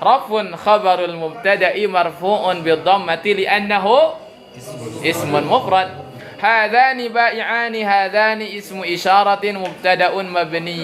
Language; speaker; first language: Arabic; non-native, fluent; Indonesian